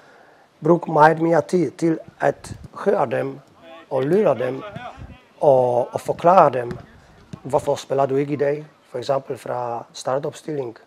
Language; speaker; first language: Danish; non-native, fluent; Polish